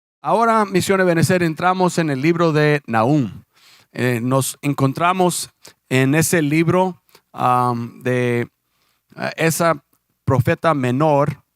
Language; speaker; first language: Spanish; early bilingual, heritage; Spanish